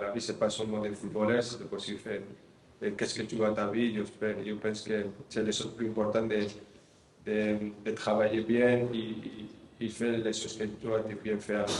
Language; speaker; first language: French; non-native, fluent; Spanish